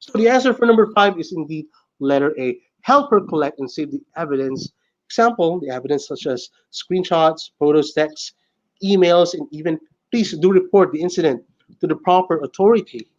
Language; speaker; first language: English; non-native, local second language; Filipino